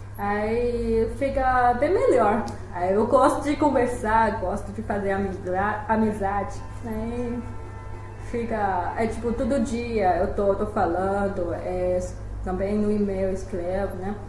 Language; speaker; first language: Portuguese; non-native, fluent; Chinese